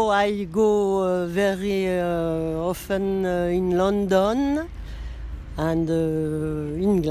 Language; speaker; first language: English; non-native, learner; French